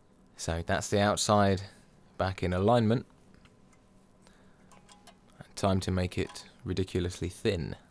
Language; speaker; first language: English; native; English